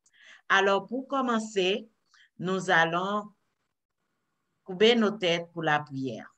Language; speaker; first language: French; non-native, local second language; Haitian Creole